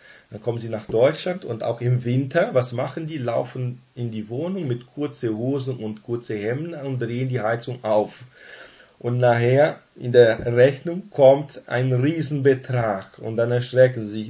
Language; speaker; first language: German; non-native, fluent; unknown